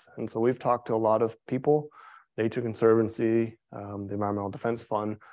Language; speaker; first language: English; native; English